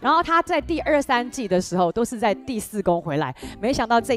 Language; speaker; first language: Chinese; native; Chinese